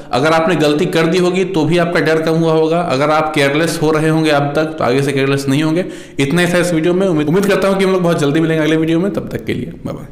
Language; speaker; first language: Hindi; native; Hindi